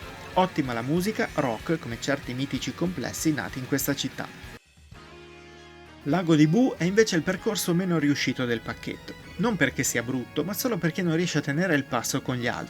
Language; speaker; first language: Italian; native; Italian